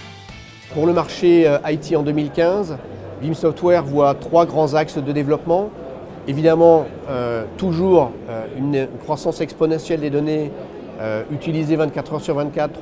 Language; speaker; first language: French; native; French